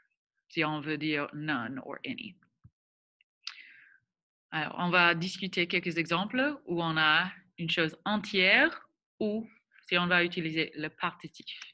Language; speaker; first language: French; non-native, fluent; English